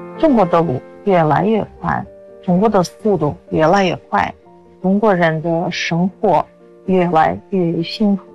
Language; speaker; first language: Chinese; non-native, fluent; Russian